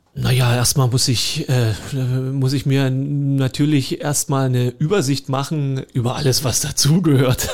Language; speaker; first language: German; native; German